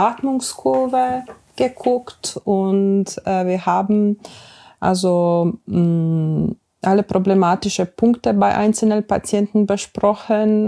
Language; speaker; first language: German; non-native, fluent; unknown